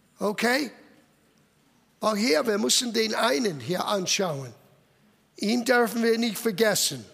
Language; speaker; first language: German; non-native, fluent; English